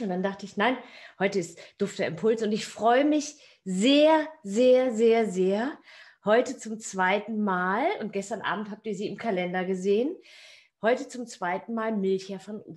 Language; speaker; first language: German; native; German